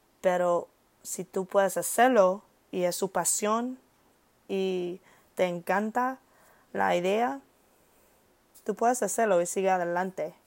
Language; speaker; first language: Spanish; early bilingual, heritage; English